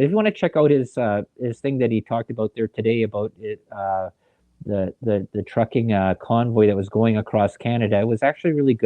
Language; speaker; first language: English; native; English